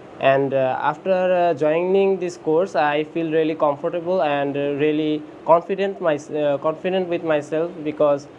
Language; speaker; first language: English; non-native, learner; Bangla